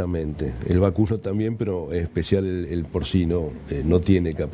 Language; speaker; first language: Spanish; native; Spanish